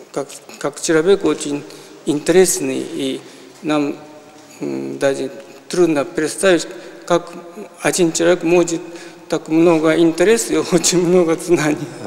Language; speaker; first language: Russian; non-native, fluent; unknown